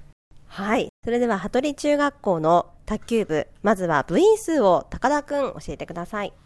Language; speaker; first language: Japanese; native; Japanese